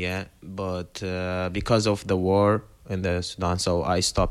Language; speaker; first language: English; non-native, learner; Arabic